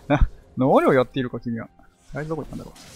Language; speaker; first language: Japanese; native; Japanese